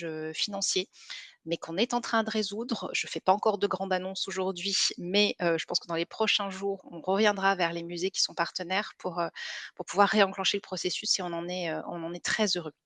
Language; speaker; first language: French; native; French